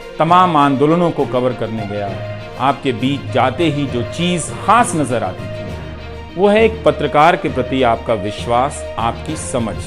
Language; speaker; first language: Hindi; non-native, local second language; Bhojpuri